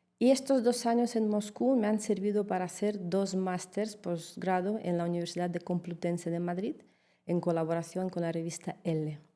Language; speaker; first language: Spanish; early bilingual, heritage; Russian